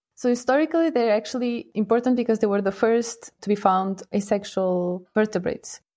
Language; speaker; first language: English; non-native, fluent; Portuguese